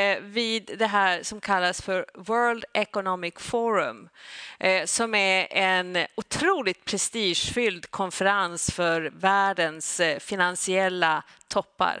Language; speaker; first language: Swedish; native; Swedish